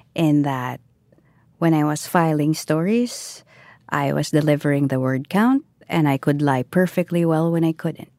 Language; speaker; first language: English; non-native, local second language; Filipino